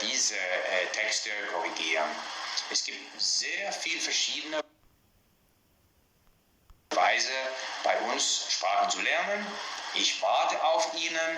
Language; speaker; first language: German; non-native, learner; English